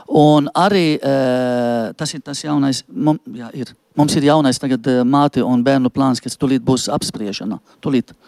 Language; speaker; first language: Latvian; non-native, fluent; Arabic